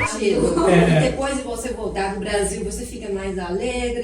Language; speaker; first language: Portuguese; non-native, fluent; Chinese